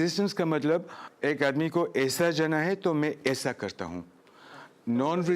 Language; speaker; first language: Hindi; non-native, learner; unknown